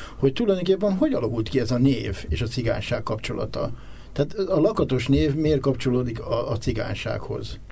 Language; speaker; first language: Hungarian; native; Hungarian